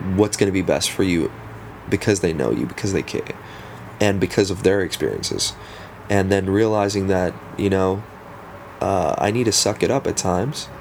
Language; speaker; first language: English; early bilingual, other home language; Afrikaans